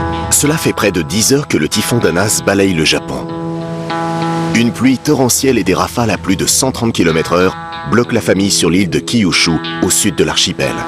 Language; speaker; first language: French; native; French